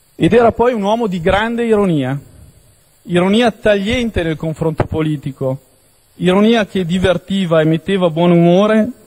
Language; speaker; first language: Italian; native; Italian